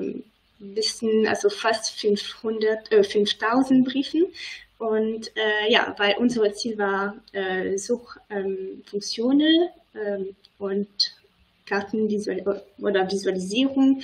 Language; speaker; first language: German; non-native, fluent; French